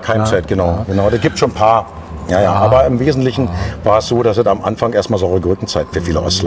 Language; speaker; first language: German; native; German